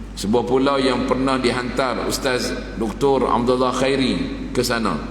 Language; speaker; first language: Malay; native; Malay